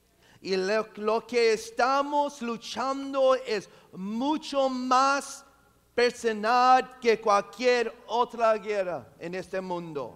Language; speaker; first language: Spanish; non-native, local second language; English